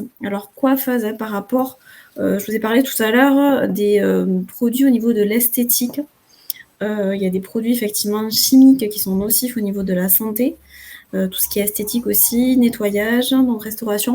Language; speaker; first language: French; native; French